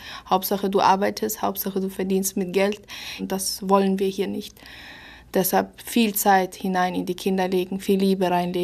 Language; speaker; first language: German; early bilingual, other home language; Russian